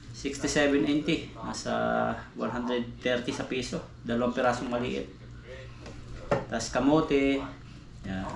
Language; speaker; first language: Filipino; native; Filipino